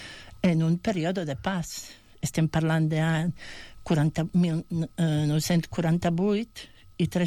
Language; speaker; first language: Catalan; non-native, fluent; Bosnian